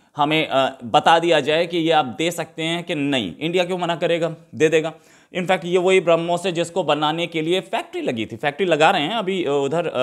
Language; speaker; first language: Hindi; native; Hindi